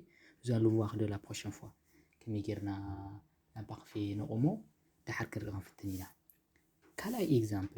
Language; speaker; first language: French; non-native, fluent; Tigrinya